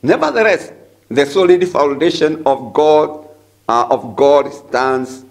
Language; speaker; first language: English; non-native, local second language; Swahili